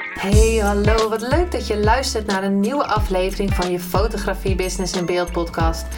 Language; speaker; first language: Dutch; native; Dutch